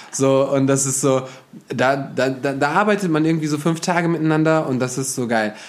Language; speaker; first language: German; native; German